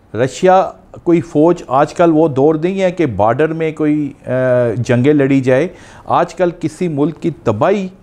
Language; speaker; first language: Urdu; non-native, local second language; Punjabi